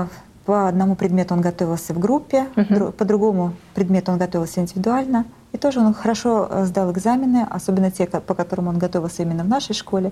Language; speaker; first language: Russian; native; Russian